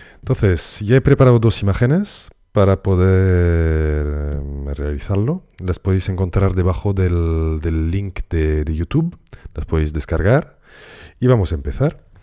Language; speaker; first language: Spanish; early bilingual, heritage; Spanish